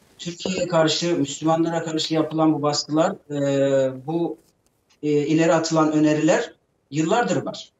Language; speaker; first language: Turkish; native; Turkish